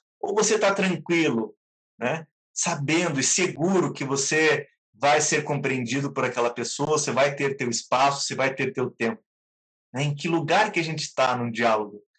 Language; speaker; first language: Portuguese; native; Portuguese